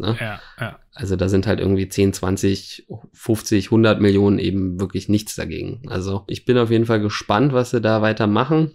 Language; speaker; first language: German; native; German